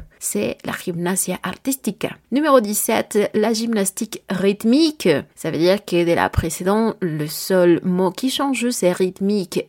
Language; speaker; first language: French; non-native, learner; Spanish